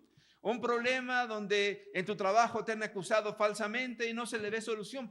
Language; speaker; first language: Spanish; native; Spanish